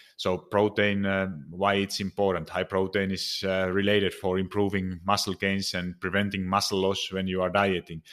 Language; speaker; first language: English; non-native, fluent; Finnish